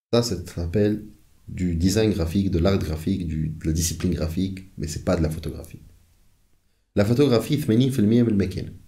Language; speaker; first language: French; non-native, local second language; Arabic